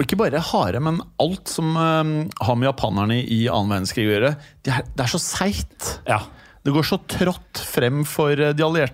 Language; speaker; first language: Norwegian; native; Norwegian